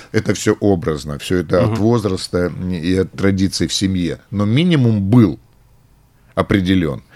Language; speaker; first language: Russian; native; Russian